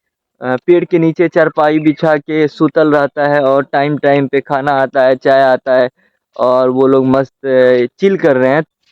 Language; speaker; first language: Hindi; native; Hindi